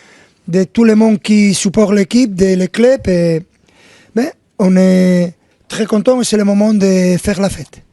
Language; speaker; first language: French; non-native, fluent; Spanish